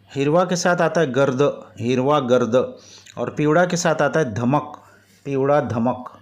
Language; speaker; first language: Hindi; non-native, local second language; Marathi